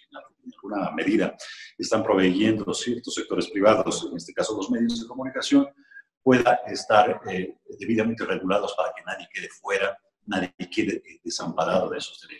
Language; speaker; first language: Spanish; native; Spanish